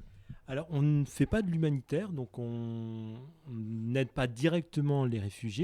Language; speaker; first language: French; native; French